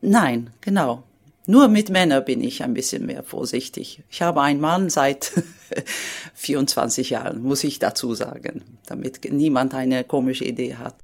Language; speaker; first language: German; non-native, fluent; Swedish